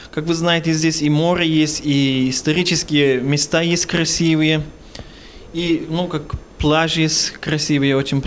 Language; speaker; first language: Russian; non-native, fluent; Turkish